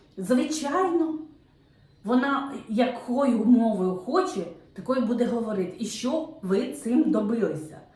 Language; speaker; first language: Ukrainian; non-native, local second language; Russian